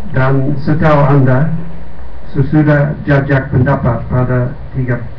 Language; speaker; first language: Indonesian; non-native, fluent; English